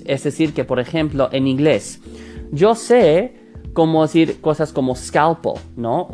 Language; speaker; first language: Spanish; non-native, fluent; English